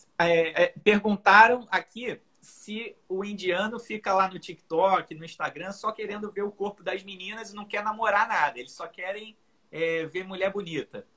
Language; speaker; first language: Portuguese; native; Portuguese